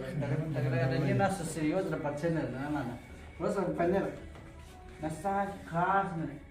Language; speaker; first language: Russian; non-native, learner; Tajik